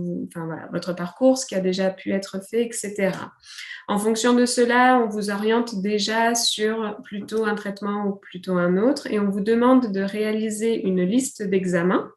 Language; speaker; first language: French; native; French